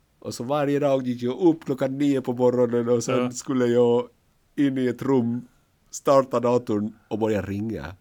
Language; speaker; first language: Swedish; non-native, fluent; Spanish